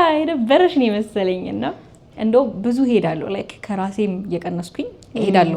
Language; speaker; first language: Amharic; native; Amharic